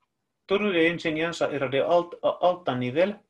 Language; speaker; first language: Spanish; non-native, fluent; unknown